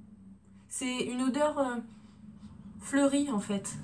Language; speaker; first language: French; native; French